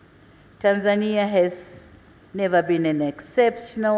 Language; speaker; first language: English; non-native, local second language; Swahili